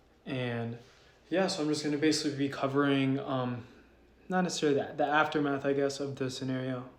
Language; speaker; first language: English; native; English